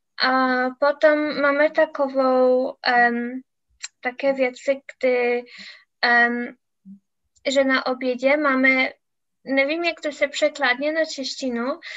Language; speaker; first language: Czech; non-native, learner; English